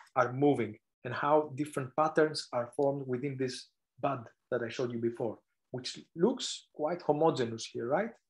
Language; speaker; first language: English; non-native, fluent; Greek